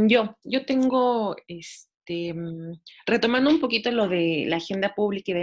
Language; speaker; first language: Spanish; native; Spanish